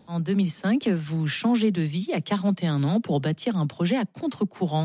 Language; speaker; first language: French; native; French